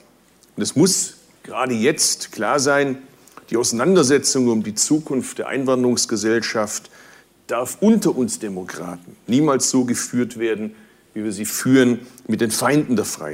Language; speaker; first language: German; early bilingual, other home language; Turkish